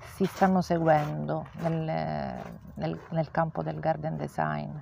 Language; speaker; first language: Italian; native; Italian